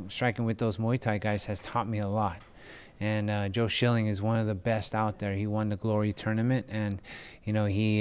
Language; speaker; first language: English; early bilingual, other home language; Filipino